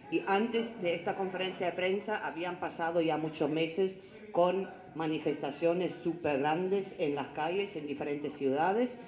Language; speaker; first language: Spanish; non-native, fluent; German